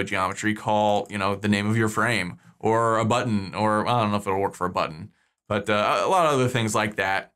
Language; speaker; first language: English; native; English